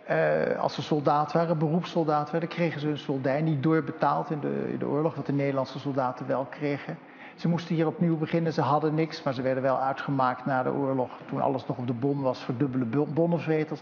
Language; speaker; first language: Dutch; native; Dutch